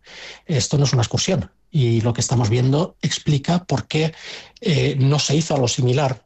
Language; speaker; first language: Spanish; native; Spanish